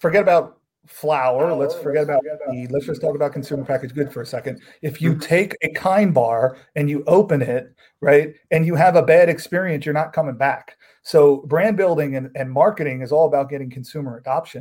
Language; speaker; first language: English; native; English